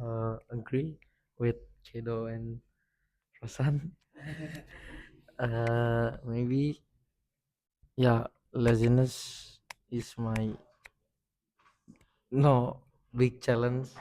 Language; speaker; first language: English; non-native, learner; Indonesian